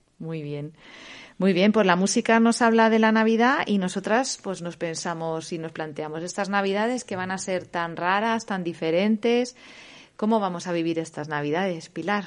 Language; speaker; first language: Spanish; native; Spanish